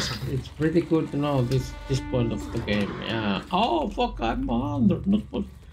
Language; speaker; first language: English; non-native, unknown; Finnish